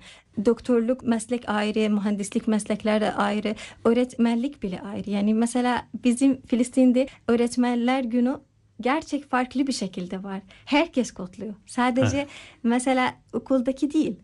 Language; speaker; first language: Turkish; non-native, fluent; Arabic